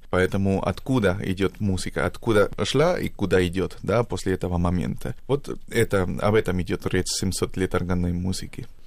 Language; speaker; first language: Russian; non-native, fluent; Spanish